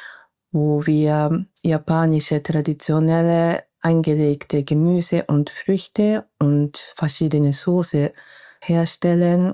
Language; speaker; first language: German; non-native, fluent; Japanese